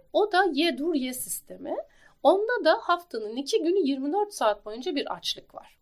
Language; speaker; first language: Turkish; native; Turkish